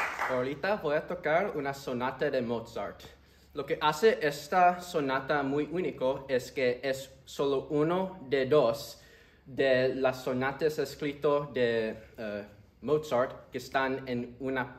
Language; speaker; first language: Spanish; early bilingual, heritage; Spanish